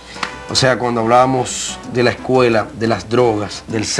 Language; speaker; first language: Spanish; native; Spanish